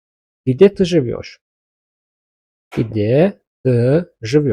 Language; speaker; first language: Russian; non-native, fluent; Azerbaijani